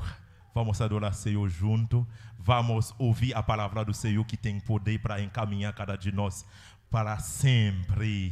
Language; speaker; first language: Portuguese; non-native, learner; Haitian Creole